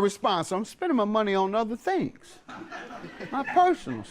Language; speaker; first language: English; native; English